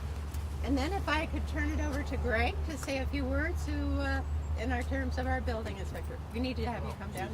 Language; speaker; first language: English; native; English